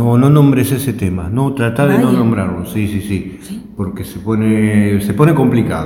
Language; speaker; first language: Spanish; native; Spanish